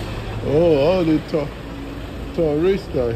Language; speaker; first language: English; non-native, learner; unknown